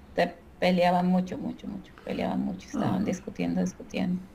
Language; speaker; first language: Spanish; native; Spanish